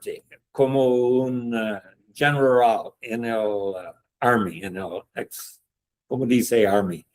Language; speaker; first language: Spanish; non-native, learner; English